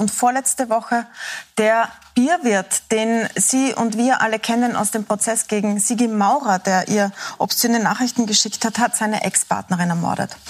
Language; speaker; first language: German; native; German